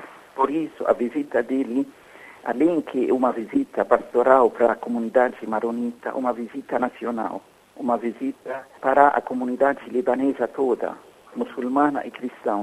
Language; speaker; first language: Portuguese; non-native, fluent; Arabic